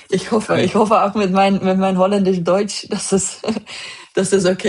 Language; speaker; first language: German; non-native, fluent; Dutch